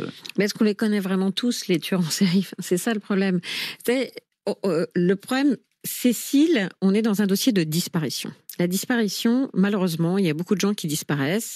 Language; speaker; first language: French; native; French